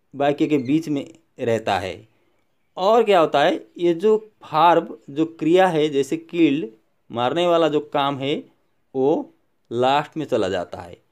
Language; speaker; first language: Hindi; non-native, local second language; Assamese